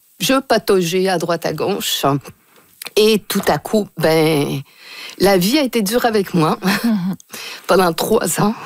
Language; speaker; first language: French; native; French